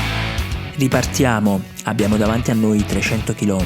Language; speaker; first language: Italian; native; Italian